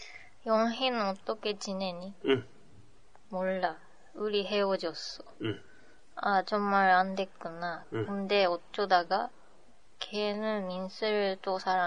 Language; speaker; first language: Korean; non-native, learner; Japanese